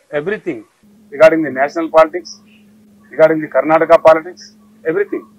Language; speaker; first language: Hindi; non-native, local second language; Telugu